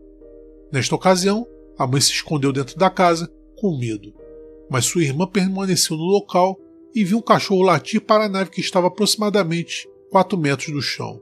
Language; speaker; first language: Portuguese; native; Portuguese